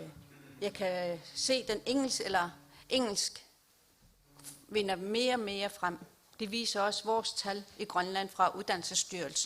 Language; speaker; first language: Danish; non-native, local second language; Kalaallisut